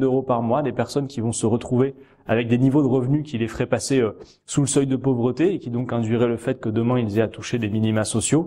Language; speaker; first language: French; native; French